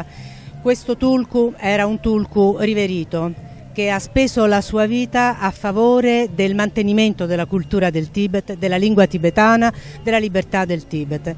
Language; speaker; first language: Italian; native; Italian